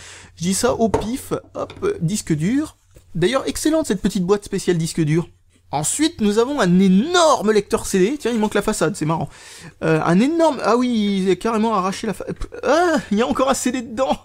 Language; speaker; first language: French; native; French